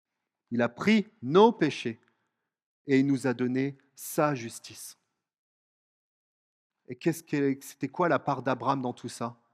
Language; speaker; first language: French; native; French